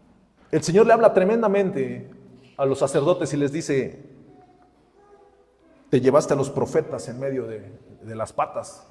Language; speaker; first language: Spanish; native; Spanish